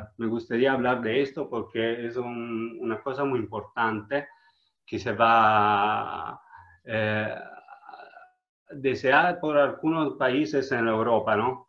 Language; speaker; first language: Spanish; non-native, learner; Italian